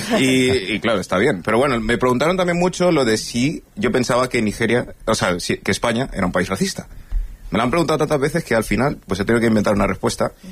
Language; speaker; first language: Spanish; early bilingual, other home language; English